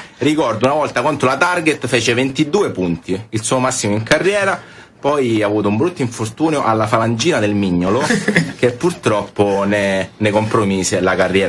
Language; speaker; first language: Italian; native; Italian